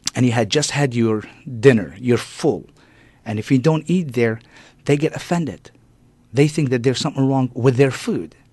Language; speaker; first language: English; non-native, fluent; Arabic